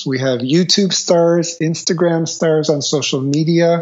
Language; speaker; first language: English; native; English